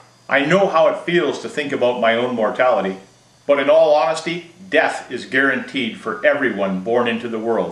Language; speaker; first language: English; native; English